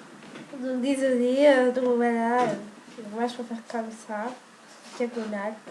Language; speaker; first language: French; native; French